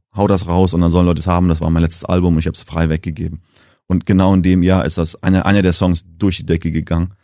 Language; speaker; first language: German; early bilingual, heritage; German